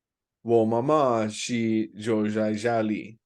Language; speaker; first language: Chinese; non-native, learner; English